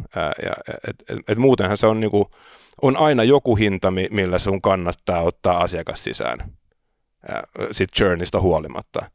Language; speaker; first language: Finnish; native; Finnish